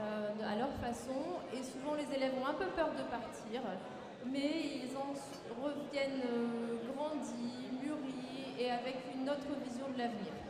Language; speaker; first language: French; native; French